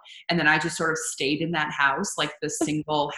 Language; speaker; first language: English; native; English